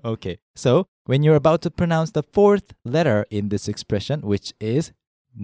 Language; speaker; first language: English; non-native, fluent; Korean